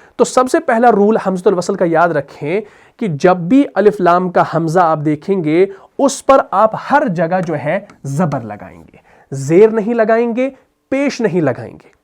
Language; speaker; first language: Urdu; native; Urdu